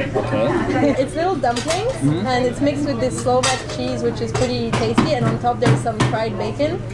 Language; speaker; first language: English; non-native, fluent; Slovak